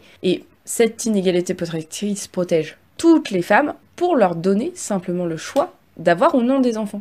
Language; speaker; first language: French; native; French